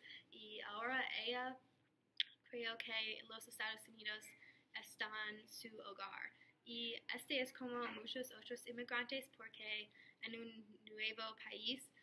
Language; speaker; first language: Spanish; non-native, learner; English